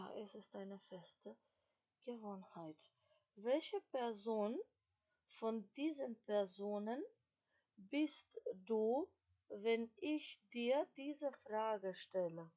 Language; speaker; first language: German; non-native, fluent; Macedonian